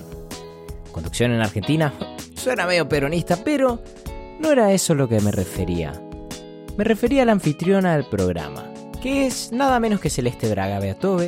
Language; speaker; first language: Spanish; native; Spanish